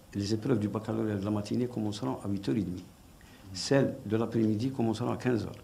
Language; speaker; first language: French; non-native, local second language; Arabic